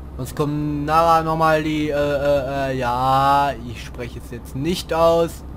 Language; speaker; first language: German; native; German